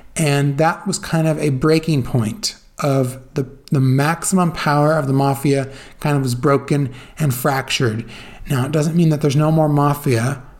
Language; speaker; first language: English; native; English